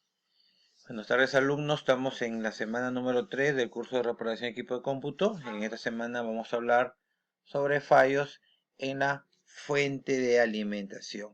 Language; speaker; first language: Spanish; native; Spanish